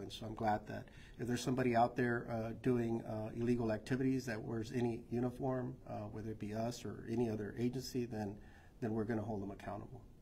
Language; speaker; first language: English; early bilingual, other home language; Spanish